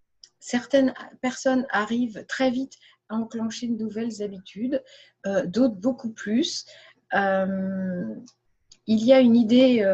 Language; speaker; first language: French; native; French